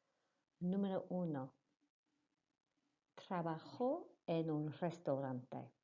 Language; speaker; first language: Spanish; non-native, fluent; English